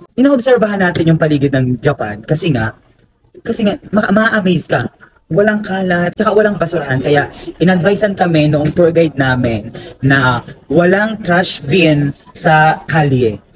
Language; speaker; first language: Filipino; native; Filipino